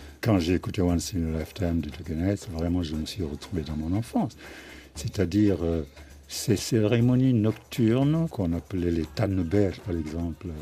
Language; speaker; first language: French; non-native, local second language; Wolof